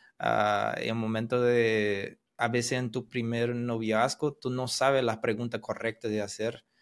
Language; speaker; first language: Spanish; non-native, fluent; Portuguese